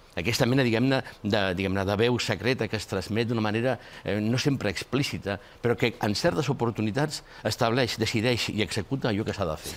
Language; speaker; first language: Catalan; non-native, local second language; Spanish